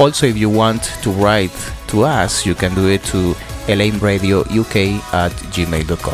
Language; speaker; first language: English; non-native, learner; Spanish